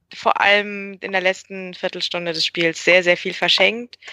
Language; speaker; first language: German; native; German